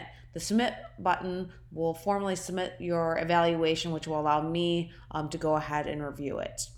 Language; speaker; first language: English; native; English